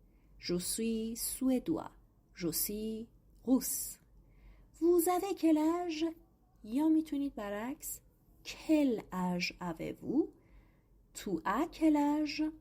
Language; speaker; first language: French; non-native, fluent; Persian